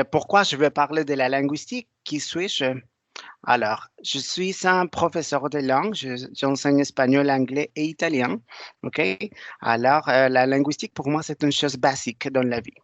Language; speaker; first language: French; non-native, learner; Spanish